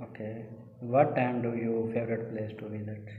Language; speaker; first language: English; non-native, learner; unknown